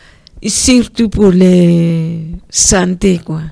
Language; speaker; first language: French; non-native, learner; Portuguese